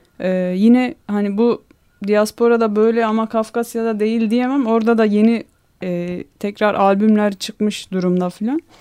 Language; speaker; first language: Turkish; non-native, local second language; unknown